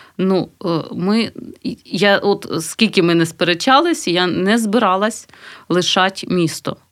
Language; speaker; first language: Ukrainian; native; Ukrainian